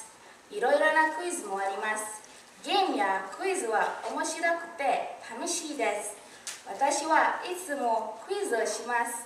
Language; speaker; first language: Japanese; non-native, learner; English